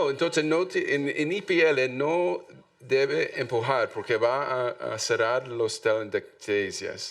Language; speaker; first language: Spanish; non-native, learner; English